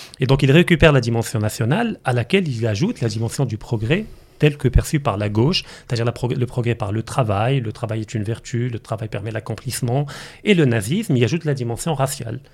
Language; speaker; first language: French; non-native, local second language; Arabic